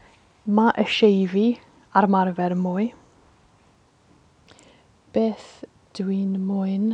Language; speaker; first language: Welsh; non-native, learner; English